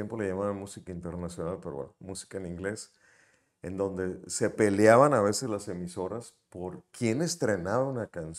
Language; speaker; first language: Spanish; native; Spanish